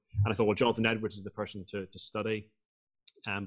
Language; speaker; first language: English; native; English